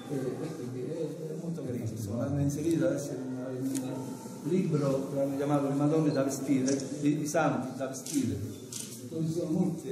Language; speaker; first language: Italian; native; Italian